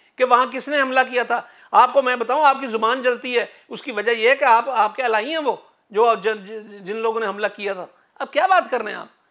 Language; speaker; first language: Urdu; non-native, local second language; Punjabi